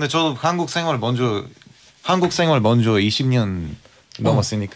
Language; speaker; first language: Korean; non-native, fluent; Bulgarian